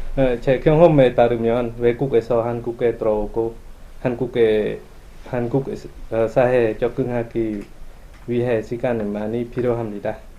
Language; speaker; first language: Korean; non-native, fluent; Khmer